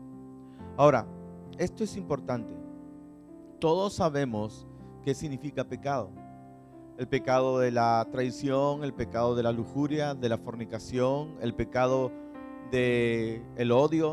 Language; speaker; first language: Spanish; native; Spanish